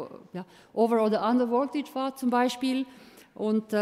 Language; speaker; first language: German; non-native, fluent; Croatian